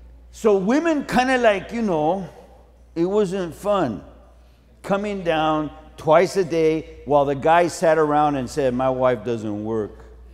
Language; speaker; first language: English; early bilingual, other home language; Spanish